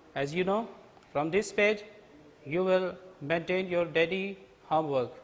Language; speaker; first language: English; non-native, local second language; Urdu